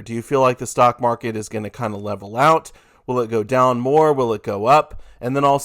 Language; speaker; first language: English; native; English